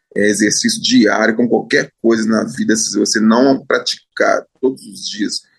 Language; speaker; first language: Portuguese; native; Portuguese